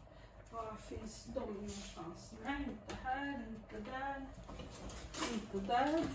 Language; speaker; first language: Swedish; non-native, fluent; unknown